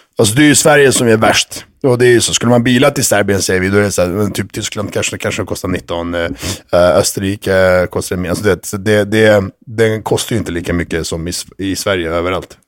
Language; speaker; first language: Swedish; native; Swedish